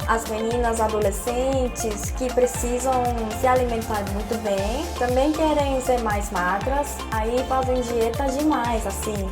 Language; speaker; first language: Portuguese; non-native, fluent; Korean